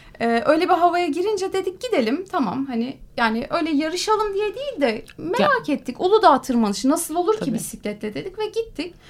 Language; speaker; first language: Turkish; native; Turkish